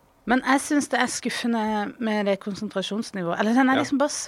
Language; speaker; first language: Norwegian; native; Norwegian